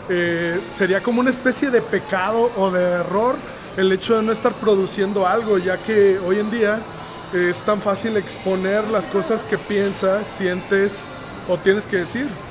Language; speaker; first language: Spanish; native; Spanish